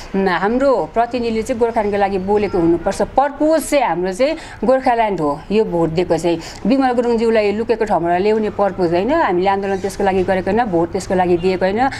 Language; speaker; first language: Nepali; native; Nepali